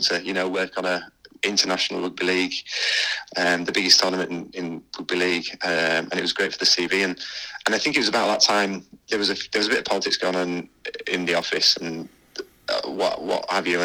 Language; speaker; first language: English; native; English